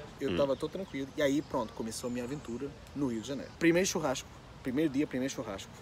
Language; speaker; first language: Portuguese; native; Portuguese